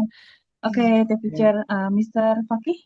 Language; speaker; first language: English; non-native, learner; Indonesian